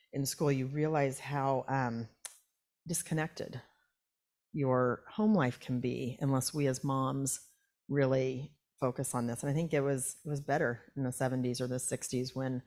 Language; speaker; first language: English; native; English